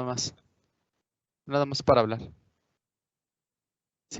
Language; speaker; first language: Spanish; native; Spanish